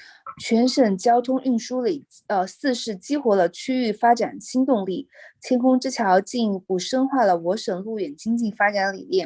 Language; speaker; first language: Chinese; native; Chinese